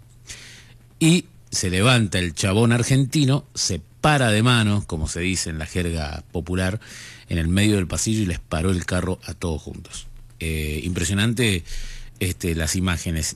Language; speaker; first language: Spanish; native; Spanish